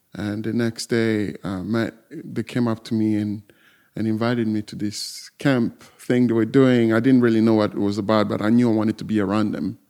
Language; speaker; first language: English; non-native, fluent; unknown